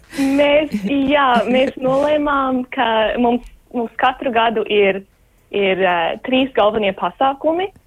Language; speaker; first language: Latvian; early bilingual, heritage; Latvian